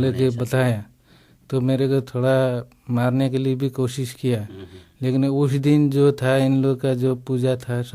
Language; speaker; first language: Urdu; non-native, learner; Nepali